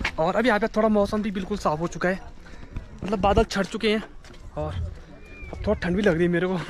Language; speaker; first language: Hindi; native; Hindi